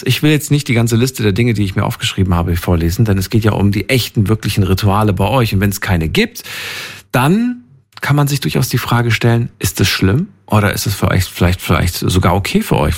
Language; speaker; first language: German; native; German